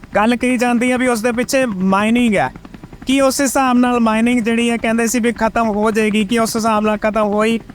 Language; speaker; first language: Punjabi; native; Punjabi